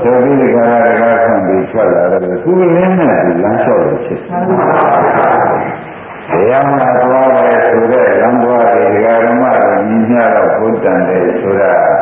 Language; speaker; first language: Burmese; native; Burmese